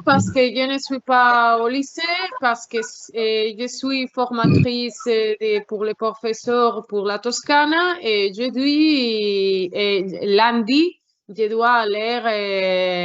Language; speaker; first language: French; non-native, learner; Spanish